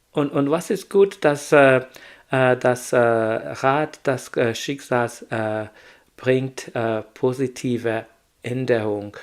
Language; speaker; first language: German; non-native, learner; Hungarian